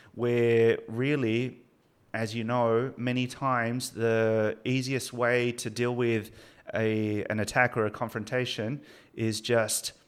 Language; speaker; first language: English; early bilingual, other home language; Spanish